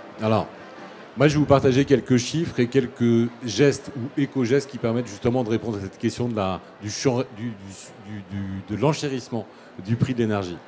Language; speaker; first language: French; native; French